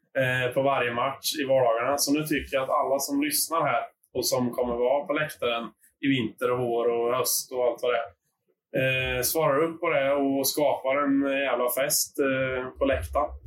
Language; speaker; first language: Swedish; native; Swedish